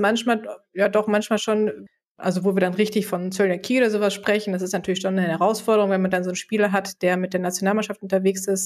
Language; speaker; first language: German; native; German